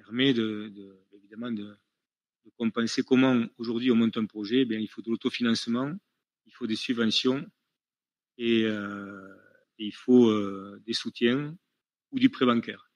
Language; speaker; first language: French; native; French